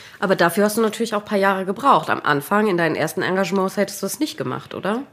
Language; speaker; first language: German; native; German